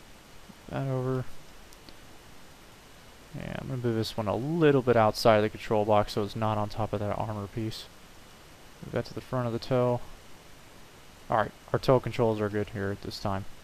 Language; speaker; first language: English; native; English